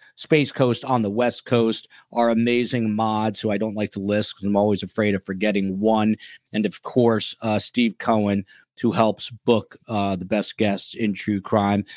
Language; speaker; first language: English; native; English